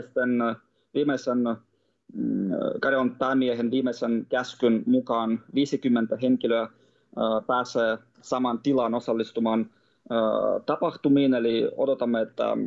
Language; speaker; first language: Finnish; non-native, fluent; Russian